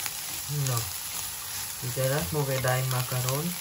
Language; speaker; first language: Polish; non-native, learner; Vietnamese